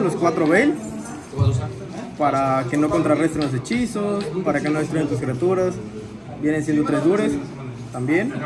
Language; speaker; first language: Spanish; native; Spanish